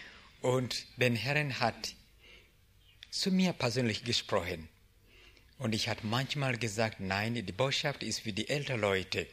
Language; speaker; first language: German; non-native, learner; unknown